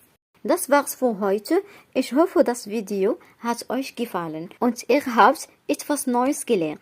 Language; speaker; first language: German; non-native, fluent; Arabic